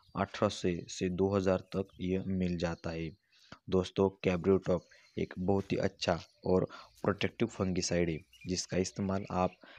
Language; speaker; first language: Hindi; non-native, local second language; Marathi